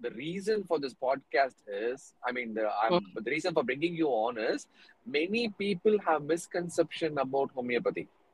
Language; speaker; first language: English; non-native, local second language; Tamil